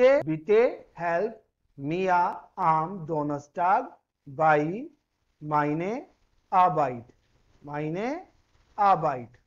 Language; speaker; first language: German; non-native, fluent; Hindi